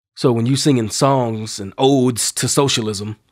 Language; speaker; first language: English; native; English